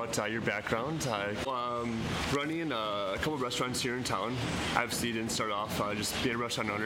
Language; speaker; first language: English; native; English